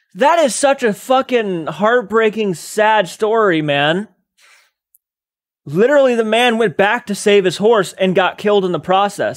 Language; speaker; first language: English; native; English